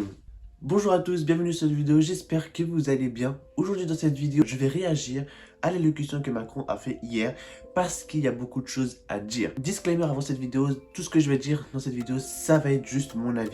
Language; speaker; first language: French; native; French